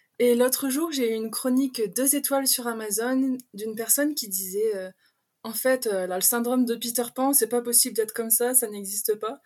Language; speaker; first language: French; native; French